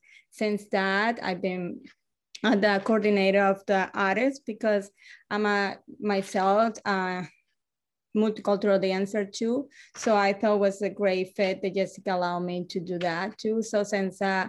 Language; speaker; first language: English; non-native, learner; Spanish